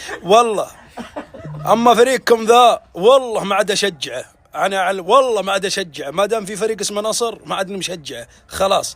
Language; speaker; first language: Arabic; native; Arabic